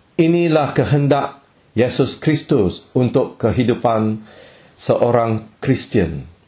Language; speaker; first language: Malay; non-native, local second language; Chinese